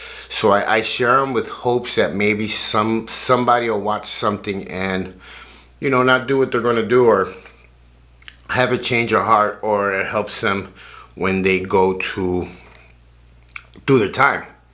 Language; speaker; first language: English; native; English